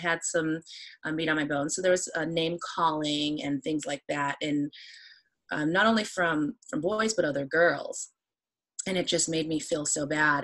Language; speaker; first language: English; native; English